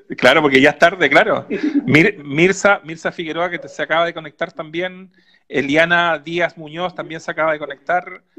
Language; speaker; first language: Spanish; native; Spanish